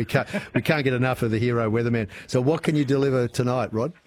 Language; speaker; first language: English; native; English